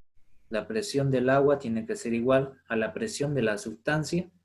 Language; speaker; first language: Spanish; native; Spanish